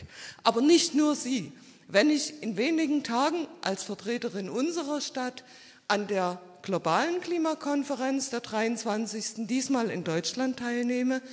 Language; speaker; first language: German; native; German